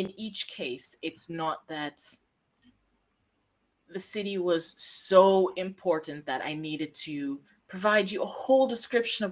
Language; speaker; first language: English; native; English